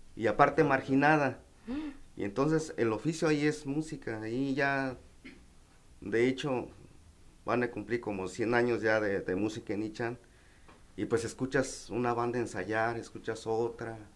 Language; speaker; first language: Spanish; non-native, local second language; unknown